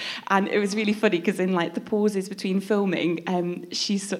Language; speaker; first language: English; native; English